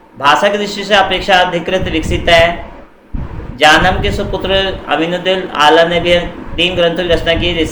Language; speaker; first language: Hindi; native; Hindi